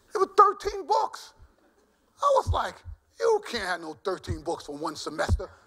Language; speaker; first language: English; native; English